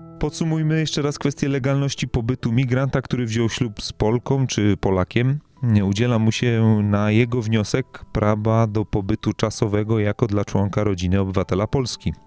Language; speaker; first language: Polish; native; Polish